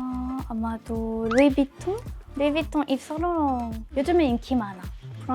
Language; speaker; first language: Korean; non-native, learner; French